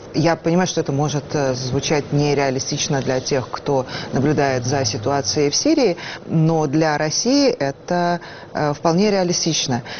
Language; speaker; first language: Russian; native; Russian